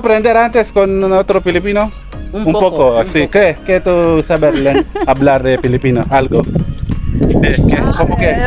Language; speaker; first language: Spanish; non-native, learner; Filipino